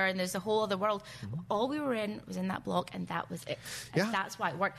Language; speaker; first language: English; native; English